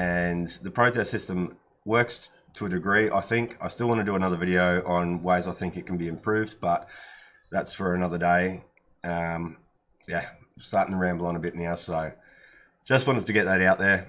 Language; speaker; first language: English; native; English